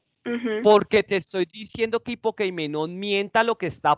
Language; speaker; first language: Spanish; native; Spanish